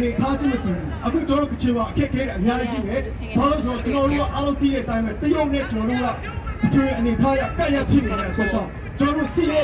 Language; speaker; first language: Burmese; non-native, local second language; Kachin